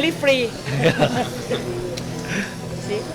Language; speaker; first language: English; non-native, learner; Thai